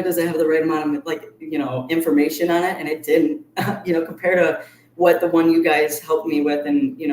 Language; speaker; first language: English; native; English